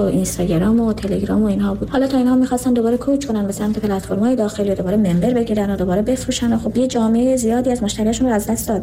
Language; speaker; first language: Persian; non-native, local second language; Kurdish